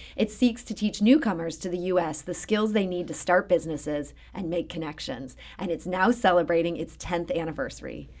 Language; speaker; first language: English; native; English